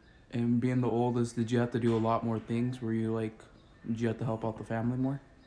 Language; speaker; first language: English; early bilingual, other home language; Spanish